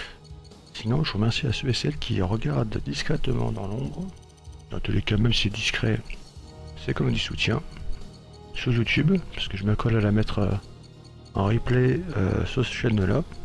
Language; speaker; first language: French; native; French